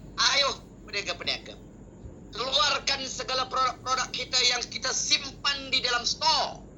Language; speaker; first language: Malay; native; Malay